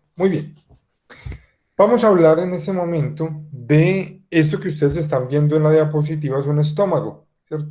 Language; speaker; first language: Spanish; native; Spanish